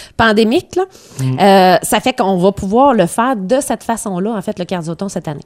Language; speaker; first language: French; native; French